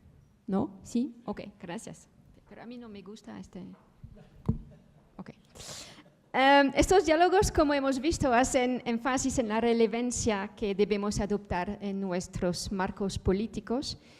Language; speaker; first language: Spanish; non-native, fluent; Dutch